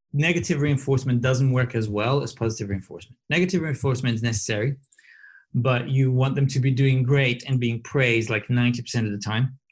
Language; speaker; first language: English; non-native, fluent; Portuguese